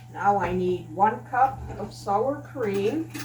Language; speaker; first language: English; native; English